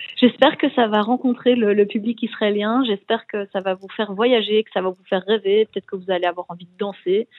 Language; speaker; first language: French; native; French